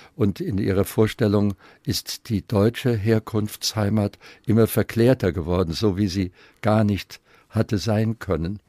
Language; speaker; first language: German; native; German